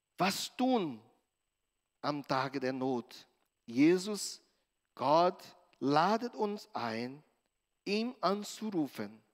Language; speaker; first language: German; non-native, fluent; Portuguese